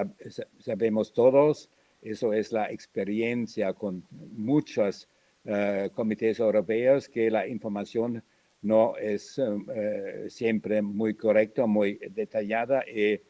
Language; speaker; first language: Spanish; non-native, fluent; German